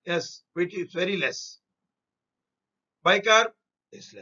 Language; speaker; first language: English; non-native, local second language; Tamil